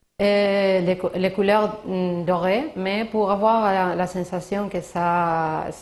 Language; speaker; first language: French; non-native, learner; Spanish